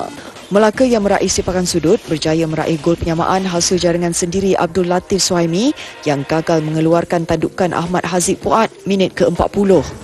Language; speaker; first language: Malay; native; Malay